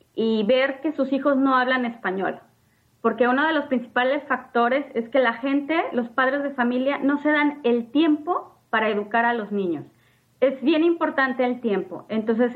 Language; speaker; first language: Spanish; native; Spanish